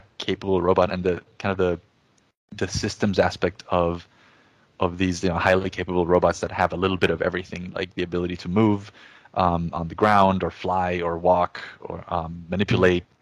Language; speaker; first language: English; early bilingual, other home language; Spanish